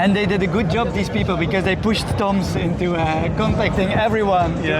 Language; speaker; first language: English; non-native, fluent; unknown